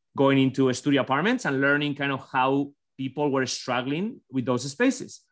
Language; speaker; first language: English; non-native, fluent; Spanish